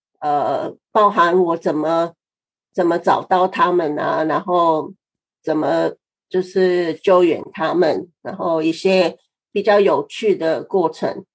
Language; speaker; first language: Chinese; non-native, fluent; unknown